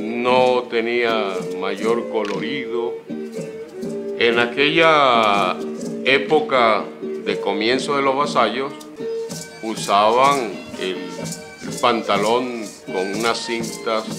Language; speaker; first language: Spanish; native; Spanish